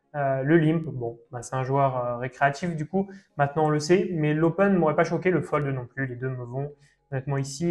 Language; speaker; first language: French; native; French